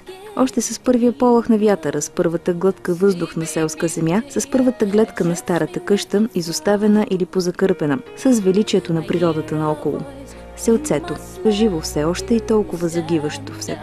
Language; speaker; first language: Bulgarian; native; Bulgarian